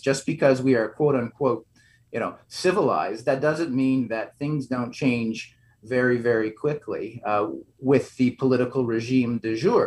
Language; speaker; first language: English; native; English